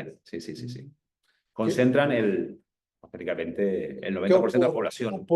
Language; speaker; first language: Spanish; native; Spanish